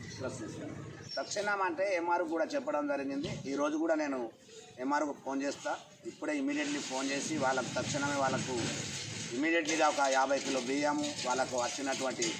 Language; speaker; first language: Telugu; native; Telugu